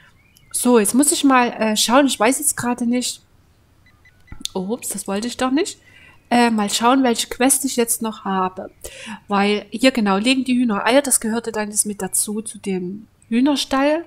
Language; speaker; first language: German; native; German